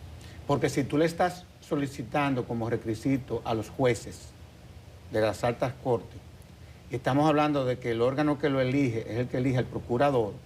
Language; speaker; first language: Spanish; native; Spanish